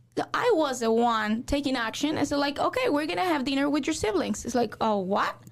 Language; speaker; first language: English; non-native, fluent; Spanish